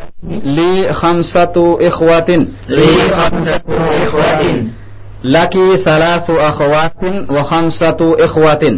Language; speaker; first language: Arabic; non-native, fluent; Indonesian